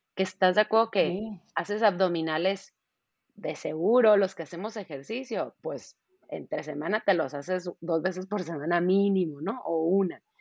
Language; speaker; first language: Spanish; native; Spanish